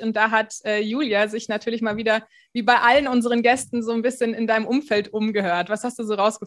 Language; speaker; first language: German; native; German